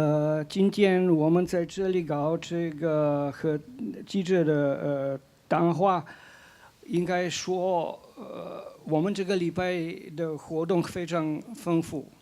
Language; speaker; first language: Chinese; non-native, fluent; Slovenian